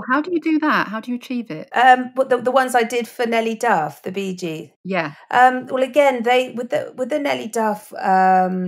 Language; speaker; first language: English; native; English